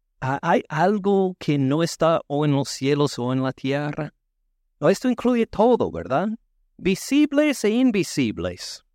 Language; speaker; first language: Spanish; non-native, fluent; English